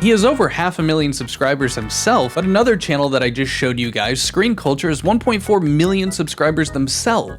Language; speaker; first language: English; native; English